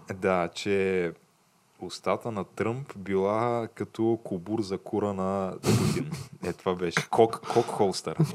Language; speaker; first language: Bulgarian; native; Bulgarian